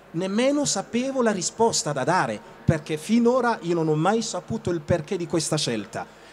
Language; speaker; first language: Italian; non-native, fluent; Lingala